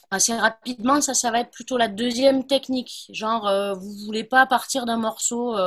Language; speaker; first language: French; native; French